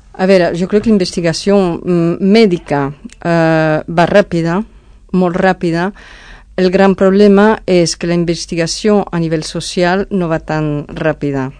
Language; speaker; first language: Catalan; non-native, fluent; Spanish